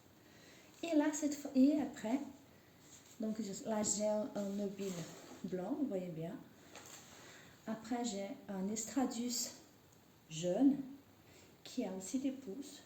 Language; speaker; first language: French; native; French